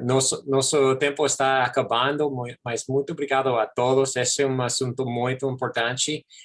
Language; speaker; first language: Portuguese; non-native, fluent; English